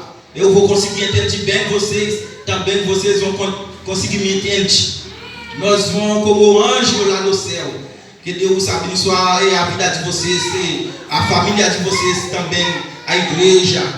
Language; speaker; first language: Portuguese; non-native, learner; Haitian Creole